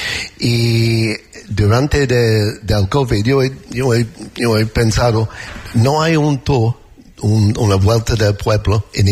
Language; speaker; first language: Spanish; non-native, learner; English